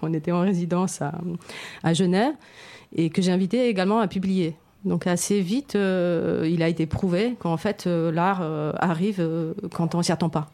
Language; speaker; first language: French; non-native, fluent; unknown